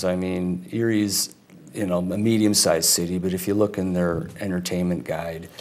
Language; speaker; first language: English; native; English